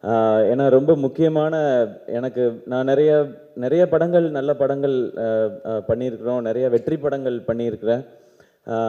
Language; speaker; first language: Tamil; native; Tamil